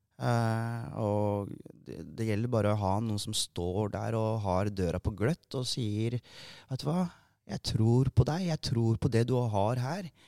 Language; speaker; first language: Norwegian; early bilingual, other home language; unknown